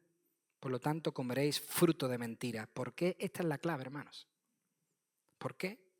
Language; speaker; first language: Spanish; native; Spanish